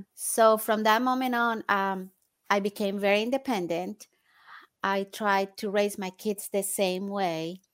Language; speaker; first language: English; non-native, fluent; Spanish